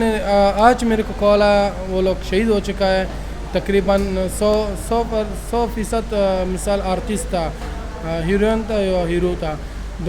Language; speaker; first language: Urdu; non-native, local second language; Pashto